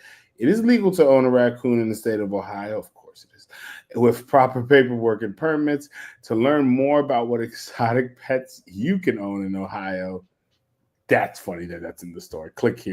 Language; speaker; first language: English; native; English